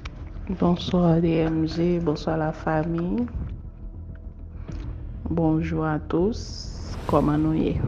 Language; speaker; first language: French; non-native, local second language; Haitian Creole